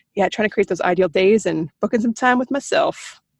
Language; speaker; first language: English; native; English